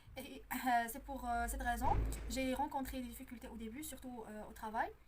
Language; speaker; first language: French; non-native, local second language; Arabic